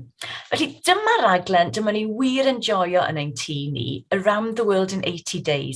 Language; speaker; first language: Welsh; native; Welsh